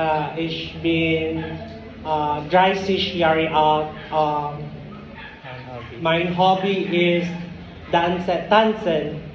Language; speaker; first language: German; non-native, learner; Cebuano